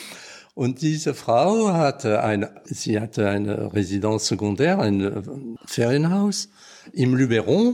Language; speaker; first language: German; non-native, learner; French